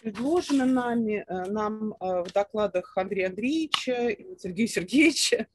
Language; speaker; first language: Russian; native; Russian